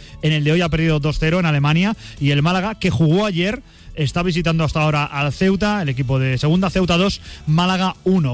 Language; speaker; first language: Spanish; native; Spanish